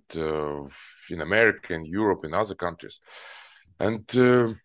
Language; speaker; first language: English; non-native, fluent; Russian